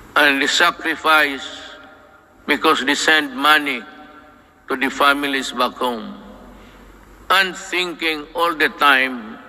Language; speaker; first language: English; non-native, local second language; Cebuano